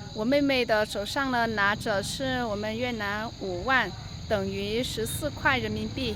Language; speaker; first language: Chinese; non-native, fluent; Vietnamese